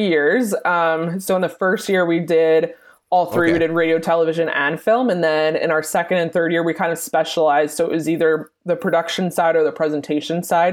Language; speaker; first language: English; native; English